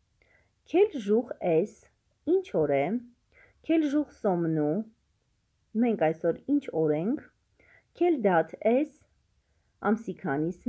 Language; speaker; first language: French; non-native, fluent; Armenian